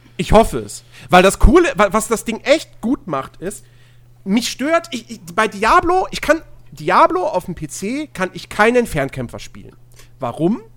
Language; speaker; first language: German; native; German